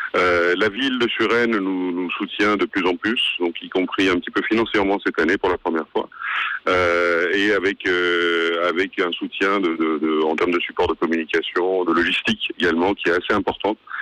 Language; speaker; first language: French; native; French